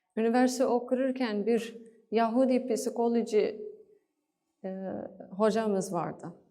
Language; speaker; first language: Turkish; non-native, fluent; English